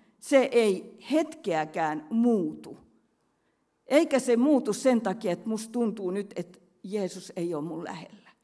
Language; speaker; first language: Finnish; native; Finnish